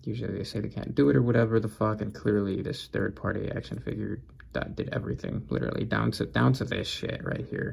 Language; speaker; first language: English; native; English